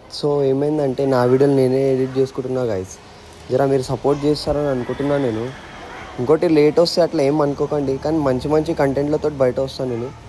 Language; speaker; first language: Telugu; non-native, local second language; Urdu